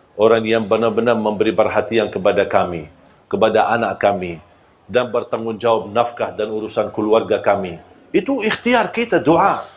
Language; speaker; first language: Malay; non-native, fluent; Arabic